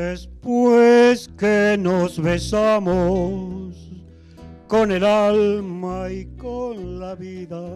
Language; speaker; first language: Spanish; native; Spanish